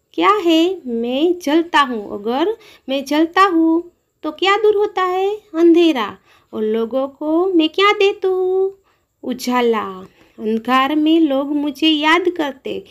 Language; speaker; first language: Hindi; non-native, local second language; Gujarati